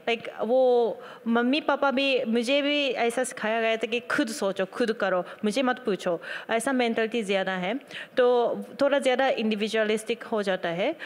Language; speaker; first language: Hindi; non-native, learner; Japanese